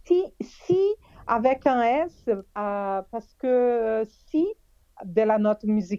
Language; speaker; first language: French; non-native, fluent; Portuguese